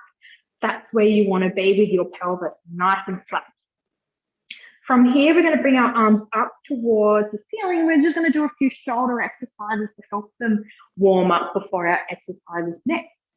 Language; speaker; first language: English; native; English